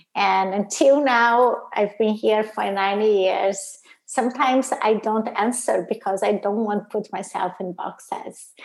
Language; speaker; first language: English; non-native, fluent; Portuguese